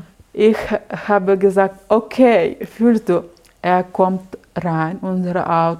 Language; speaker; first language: German; non-native, learner; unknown